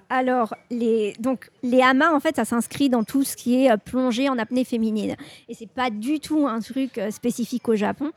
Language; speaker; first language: French; native; French